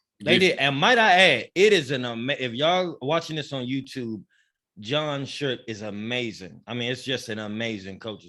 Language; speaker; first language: English; native; English